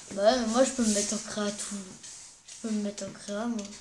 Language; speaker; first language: French; native; French